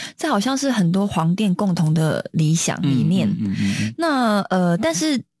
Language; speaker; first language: Chinese; native; Chinese